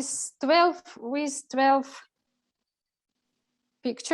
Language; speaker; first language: English; non-native, learner; Russian